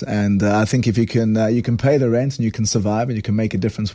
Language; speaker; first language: English; native; English